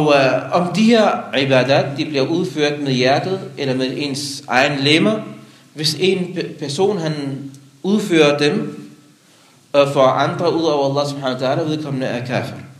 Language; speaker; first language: Danish; non-native, local second language; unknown